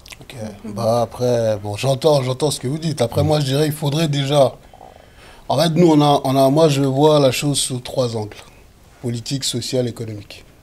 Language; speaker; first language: French; early bilingual, other home language; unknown